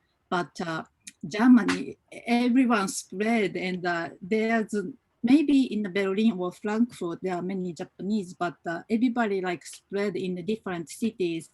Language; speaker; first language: English; non-native, fluent; Japanese